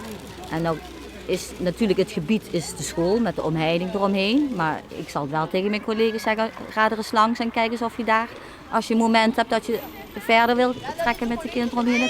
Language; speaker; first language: Dutch; native; Dutch